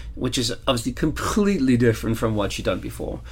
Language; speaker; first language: English; non-native, fluent; Danish